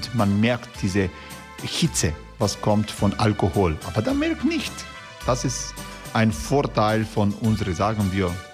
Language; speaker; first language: German; non-native, fluent; Croatian